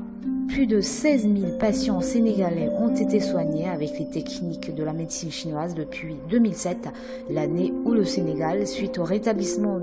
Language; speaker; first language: French; non-native, fluent; Chinese